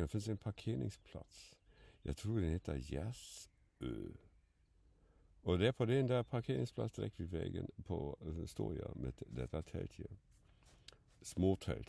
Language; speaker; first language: Swedish; non-native, fluent; German